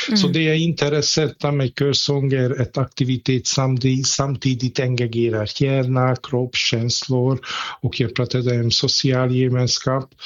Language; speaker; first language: Swedish; non-native, fluent; Hungarian